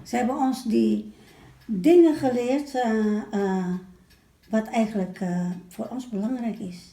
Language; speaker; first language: Dutch; early bilingual, other home language; Malay